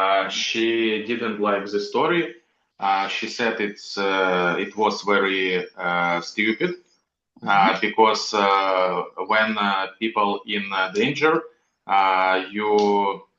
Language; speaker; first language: English; non-native, learner; Russian